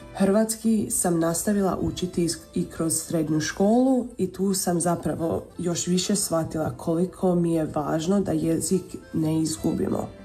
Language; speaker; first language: Croatian; early bilingual, heritage; Croatian